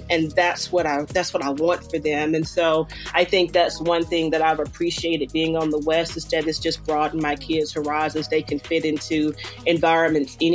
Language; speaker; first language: English; native; English